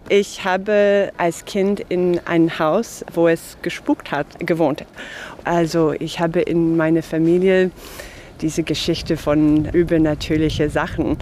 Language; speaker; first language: German; non-native, fluent; English